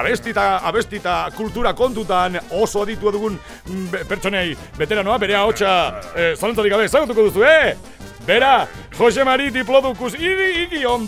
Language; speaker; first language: Basque; native; Basque